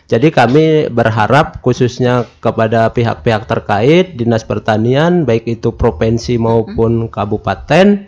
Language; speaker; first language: Indonesian; non-native, local second language; Javanese